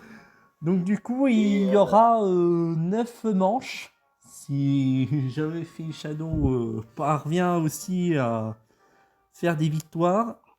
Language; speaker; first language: French; native; French